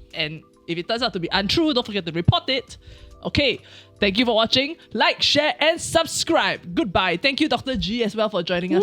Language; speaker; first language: English; native; English